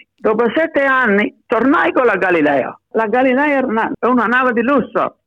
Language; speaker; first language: Italian; native; Italian